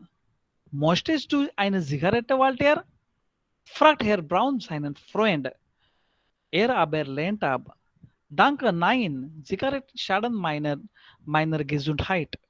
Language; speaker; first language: German; non-native, fluent; Marathi